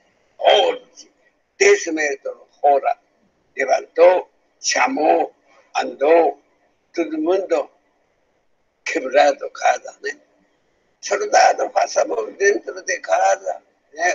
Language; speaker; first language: Portuguese; non-native, learner; Japanese